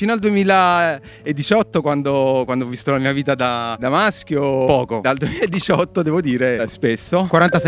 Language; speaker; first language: Italian; native; Italian